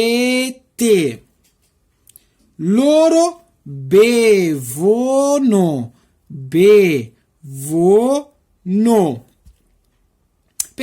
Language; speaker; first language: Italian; non-native, fluent; Portuguese